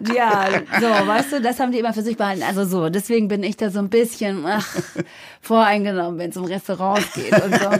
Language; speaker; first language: German; native; German